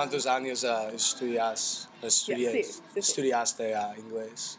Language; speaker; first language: Spanish; non-native, learner; English